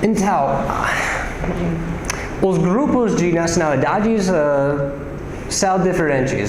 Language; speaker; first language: Portuguese; non-native, fluent; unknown